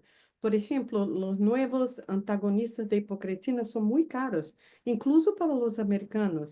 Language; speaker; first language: Spanish; non-native, fluent; Portuguese